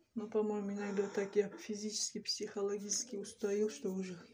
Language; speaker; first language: Russian; non-native, local second language; Kazakh